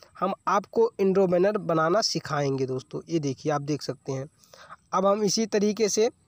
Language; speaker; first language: Hindi; native; Hindi